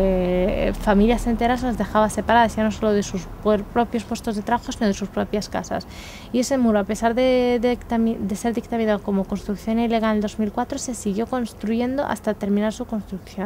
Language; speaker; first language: Spanish; native; Spanish